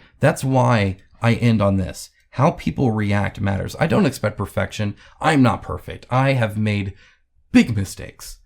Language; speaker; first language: English; native; English